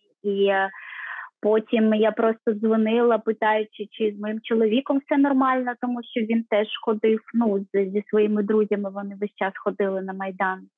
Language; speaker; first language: Ukrainian; native; Ukrainian